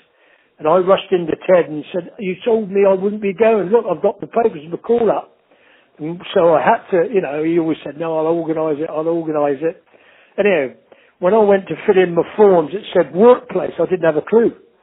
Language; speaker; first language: English; native; English